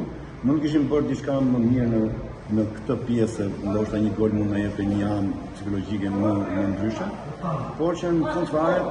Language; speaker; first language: Albanian; native; Albanian